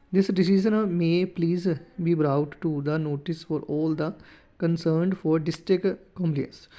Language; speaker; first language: English; non-native, local second language; Punjabi